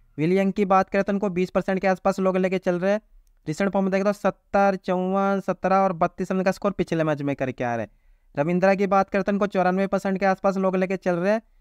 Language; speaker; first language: Hindi; native; Hindi